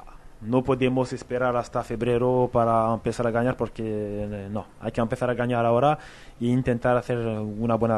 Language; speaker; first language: Spanish; non-native, fluent; French